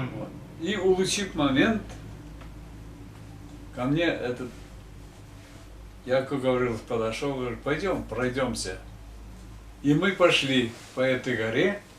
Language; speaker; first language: Russian; non-native, local second language; Tatar